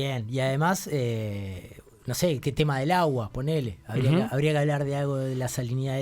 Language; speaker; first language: Spanish; native; Spanish